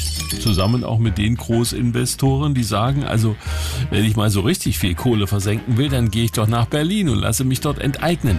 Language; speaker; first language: German; native; German